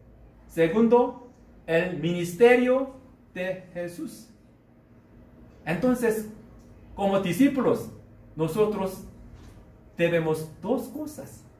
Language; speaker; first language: Spanish; non-native, learner; Korean